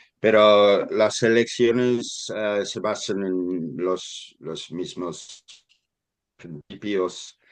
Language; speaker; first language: Spanish; non-native, fluent; English